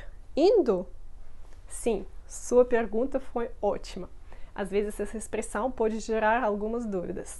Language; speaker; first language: Portuguese; non-native, fluent; Russian